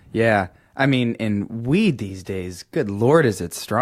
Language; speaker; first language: English; native; English